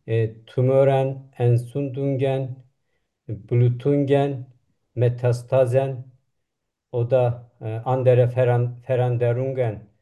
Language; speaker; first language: German; non-native, learner; Turkish